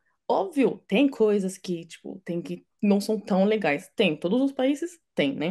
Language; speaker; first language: Portuguese; non-native, fluent; French